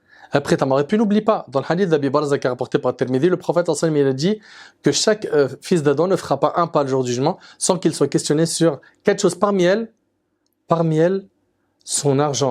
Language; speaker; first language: French; native; French